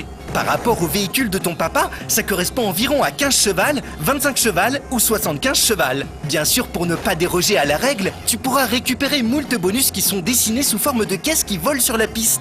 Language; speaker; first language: French; native; French